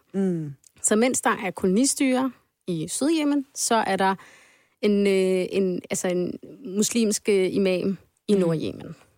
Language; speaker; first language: Danish; early bilingual, other home language; Arabic